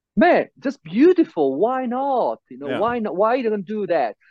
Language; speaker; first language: English; non-native, fluent; Italian